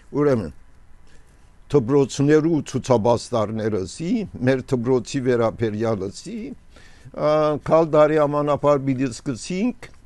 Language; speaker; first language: Armenian; early bilingual, heritage; Armenian